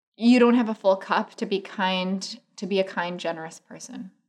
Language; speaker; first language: English; non-native, fluent; Spanish